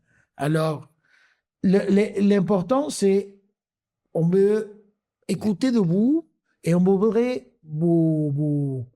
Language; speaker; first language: French; non-native, fluent; Spanish